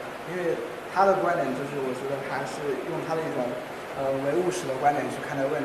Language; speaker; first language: Chinese; native; Chinese